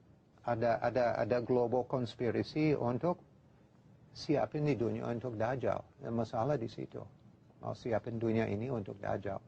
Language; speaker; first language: Indonesian; non-native, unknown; English